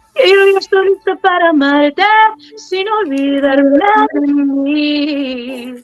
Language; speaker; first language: Spanish; early bilingual, heritage; Spanish